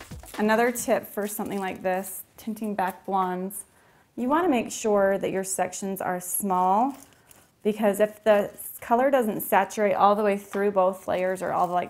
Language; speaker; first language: English; native; English